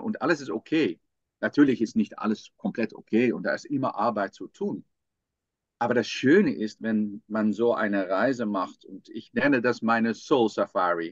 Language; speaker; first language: German; non-native, fluent; Dutch